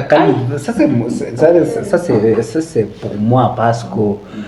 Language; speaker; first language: French; non-native, learner; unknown